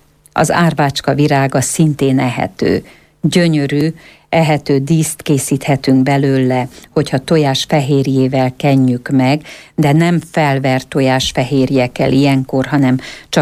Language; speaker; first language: Hungarian; native; Hungarian